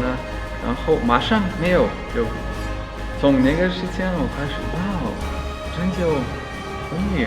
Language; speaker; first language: Chinese; non-native, fluent; Lithuanian